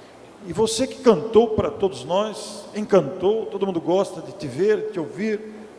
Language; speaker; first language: Portuguese; native; Portuguese